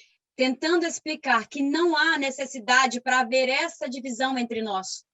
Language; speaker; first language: Portuguese; native; Portuguese